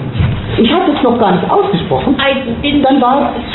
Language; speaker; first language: German; native; German